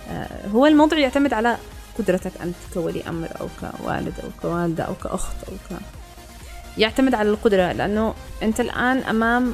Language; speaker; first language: Arabic; native; Arabic